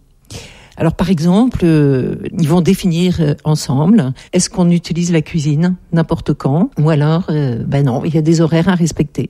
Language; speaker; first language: French; native; French